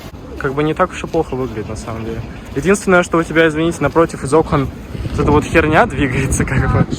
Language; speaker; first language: Russian; native; Russian